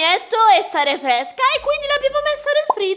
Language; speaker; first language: Italian; native; Italian